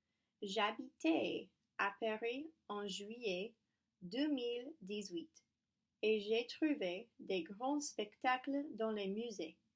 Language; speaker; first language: French; non-native, learner; English